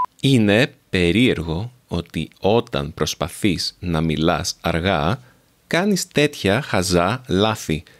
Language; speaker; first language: Greek; native; Greek